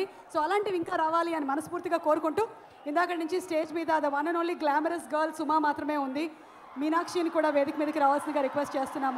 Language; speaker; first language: Telugu; native; Telugu